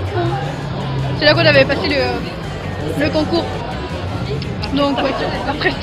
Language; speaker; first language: French; native; French